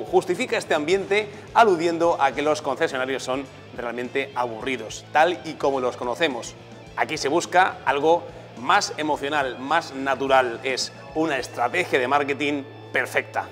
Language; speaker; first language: Spanish; native; Spanish